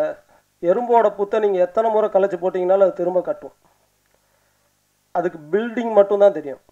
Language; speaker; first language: Tamil; native; Tamil